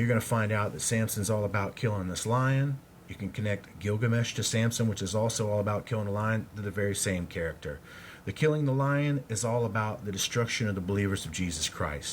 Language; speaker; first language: English; native; English